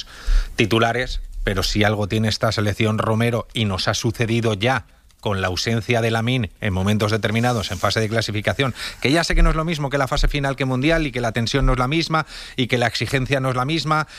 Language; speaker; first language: Spanish; native; Spanish